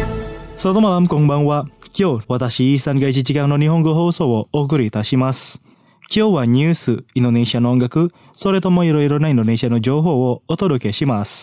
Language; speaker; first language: Japanese; non-native, fluent; Indonesian